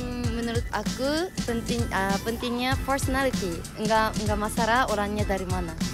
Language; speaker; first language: Indonesian; non-native, learner; Japanese